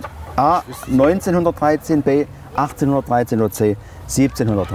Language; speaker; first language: German; native; German